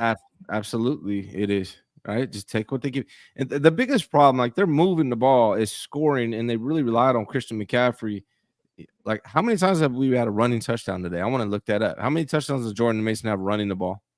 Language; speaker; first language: English; native; English